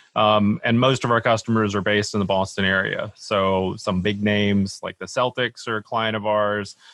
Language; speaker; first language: English; native; English